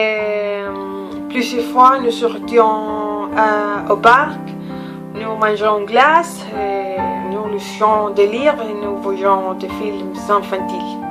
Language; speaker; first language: French; non-native, learner; Spanish